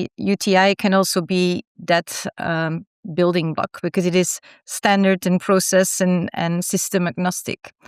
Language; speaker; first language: English; non-native, fluent; German